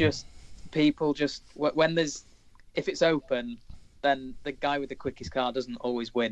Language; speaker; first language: English; native; English